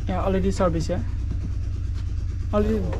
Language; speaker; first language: English; non-native, learner; Nepali